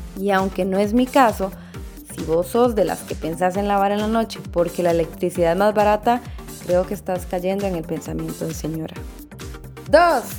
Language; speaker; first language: Spanish; native; Spanish